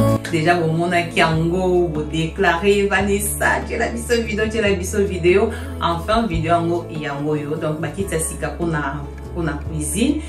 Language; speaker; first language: French; non-native, local second language; Lingala